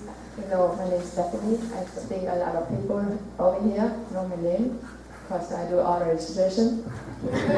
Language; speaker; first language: English; non-native, learner; Vietnamese